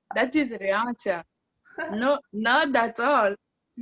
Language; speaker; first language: English; non-native, learner; French